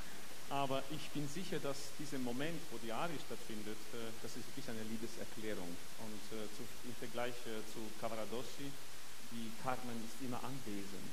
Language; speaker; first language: German; non-native, fluent; Polish